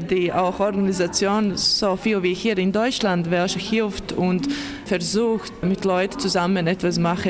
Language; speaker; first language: German; non-native, learner; Latvian